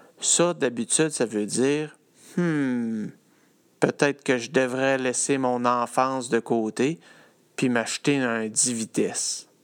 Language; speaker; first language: French; native; French